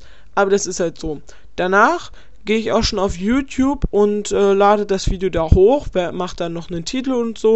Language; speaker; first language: German; native; German